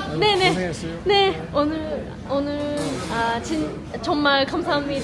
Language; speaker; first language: Korean; non-native, fluent; Japanese